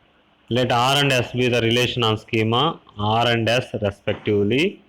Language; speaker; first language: English; non-native, local second language; Telugu